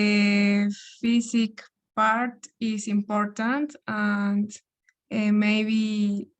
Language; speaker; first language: English; non-native, learner; Spanish